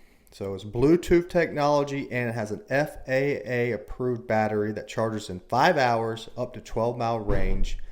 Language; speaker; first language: English; native; English